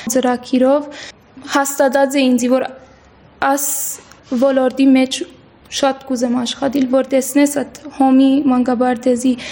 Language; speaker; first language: Armenian; early bilingual, heritage; Armenian